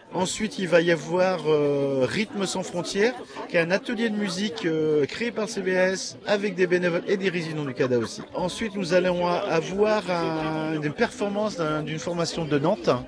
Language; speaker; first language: French; native; French